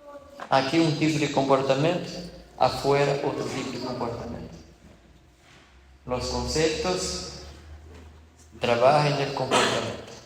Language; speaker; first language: Spanish; non-native, fluent; Portuguese